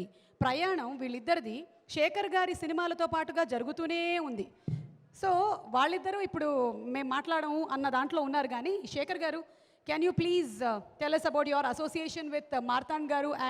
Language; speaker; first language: Telugu; native; Telugu